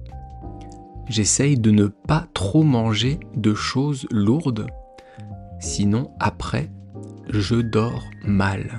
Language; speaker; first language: French; native; French